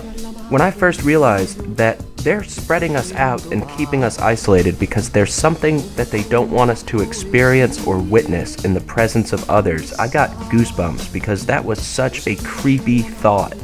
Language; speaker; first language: English; native; English